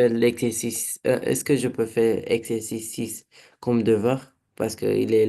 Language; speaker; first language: French; non-native, learner; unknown